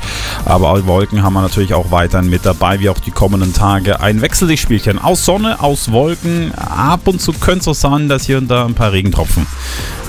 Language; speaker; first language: German; native; German